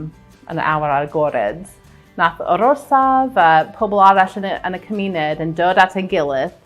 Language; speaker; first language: Welsh; non-native, fluent; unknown